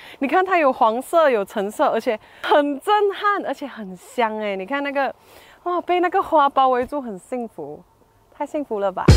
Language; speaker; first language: Chinese; native; Chinese